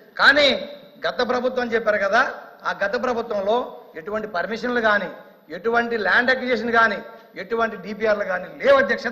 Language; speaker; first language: Telugu; native; Telugu